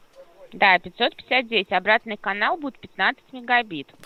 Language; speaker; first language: Russian; native; Russian